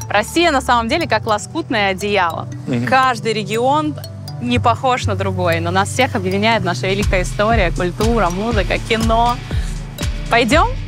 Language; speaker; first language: Russian; native; Russian